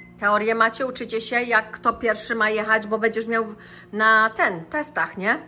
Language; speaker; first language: Polish; native; Polish